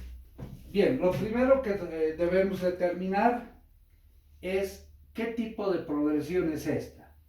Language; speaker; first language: Spanish; native; Spanish